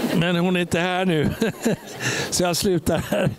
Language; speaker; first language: Swedish; native; Swedish